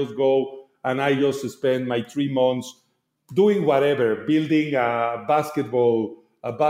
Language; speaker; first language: English; non-native, fluent; Spanish